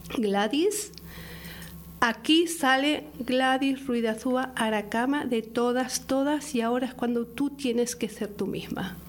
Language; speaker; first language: Spanish; native; Spanish